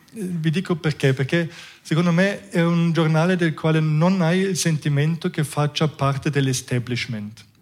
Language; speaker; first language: Italian; non-native, fluent; German